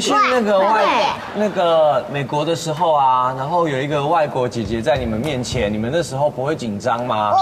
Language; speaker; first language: Chinese; native; Chinese